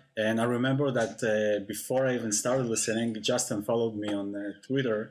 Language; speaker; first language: English; non-native, fluent; Russian